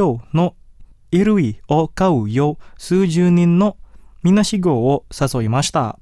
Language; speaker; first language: Japanese; non-native, fluent; Indonesian